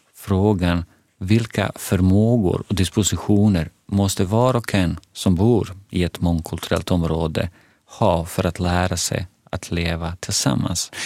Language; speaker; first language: Swedish; non-native, fluent; Bosnian